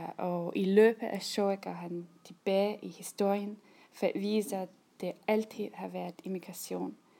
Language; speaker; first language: Danish; non-native, learner; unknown